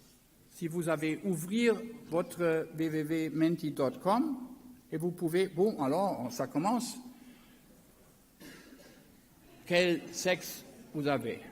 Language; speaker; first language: French; non-native, learner; German